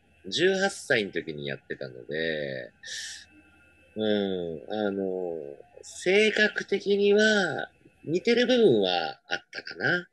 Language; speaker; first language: Japanese; native; Japanese